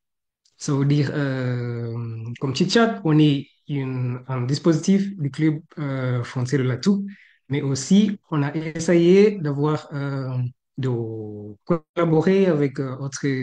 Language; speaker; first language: French; non-native, fluent; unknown